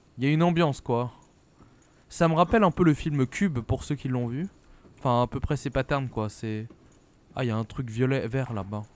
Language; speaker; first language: French; native; French